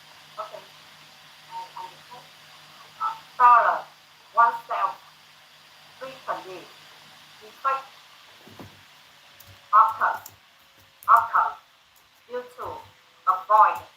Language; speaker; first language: English; non-native, learner; Thai